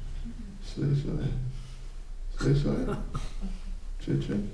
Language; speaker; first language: Russian; non-native, learner; English